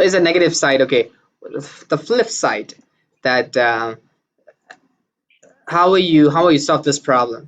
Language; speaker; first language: English; non-native, fluent; Burmese